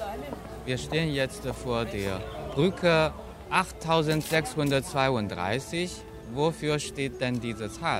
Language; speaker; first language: German; non-native, fluent; Chinese